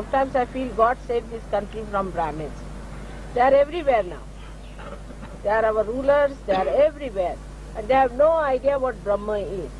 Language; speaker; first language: English; non-native, local second language; Hindi